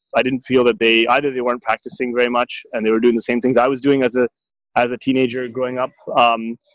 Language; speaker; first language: English; native; English